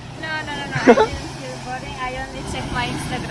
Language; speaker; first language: English; non-native, learner; Russian